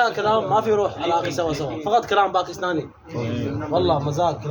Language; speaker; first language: Arabic; non-native, learner; Urdu